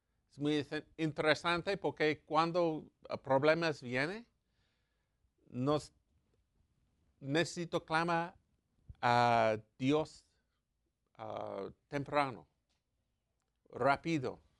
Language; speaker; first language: Spanish; non-native, learner; English